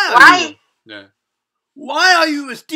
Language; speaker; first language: English; non-native, fluent; Korean